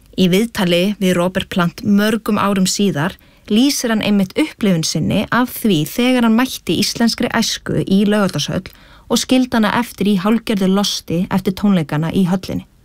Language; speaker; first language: Icelandic; native; Icelandic